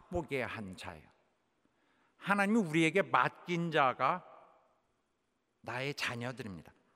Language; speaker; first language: Japanese; non-native, fluent; Korean